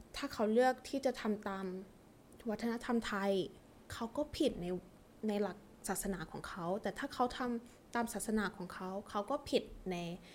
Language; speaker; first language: Thai; early bilingual, heritage; Thai